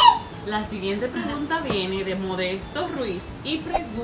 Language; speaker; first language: Spanish; native; Spanish